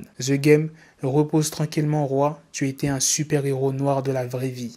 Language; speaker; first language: French; native; French